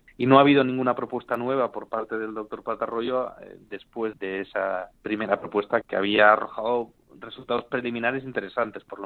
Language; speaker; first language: Spanish; native; Spanish